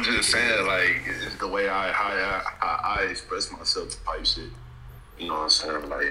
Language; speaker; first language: English; native; English